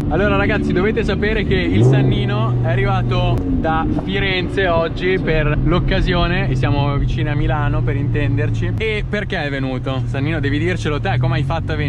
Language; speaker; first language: Italian; native; Italian